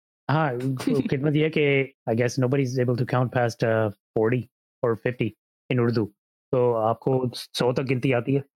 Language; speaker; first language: Urdu; early bilingual, heritage; Urdu